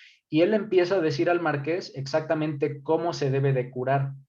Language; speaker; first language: Spanish; native; Spanish